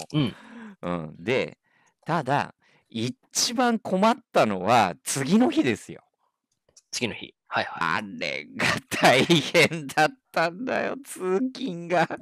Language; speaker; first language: Japanese; native; Japanese